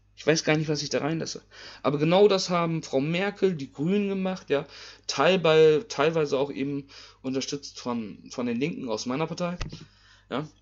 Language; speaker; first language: German; native; German